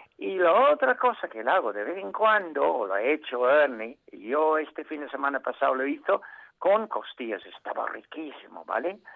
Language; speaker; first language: Spanish; non-native, fluent; English